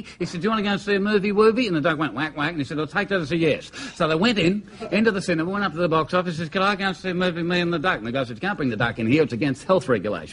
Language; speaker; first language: English; native; English